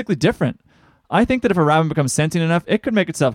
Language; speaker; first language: English; native; English